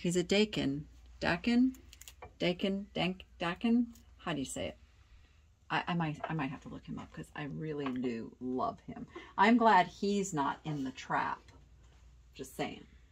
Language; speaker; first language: English; native; English